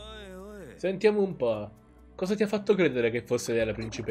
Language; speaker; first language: Italian; native; Italian